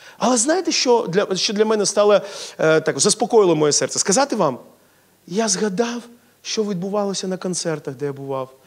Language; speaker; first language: Ukrainian; non-native, local second language; Russian